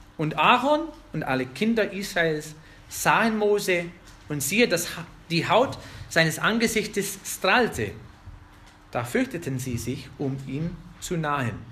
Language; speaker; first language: German; non-native, fluent; English